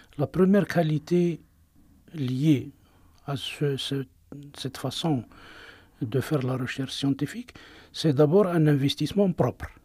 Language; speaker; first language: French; non-native, local second language; Arabic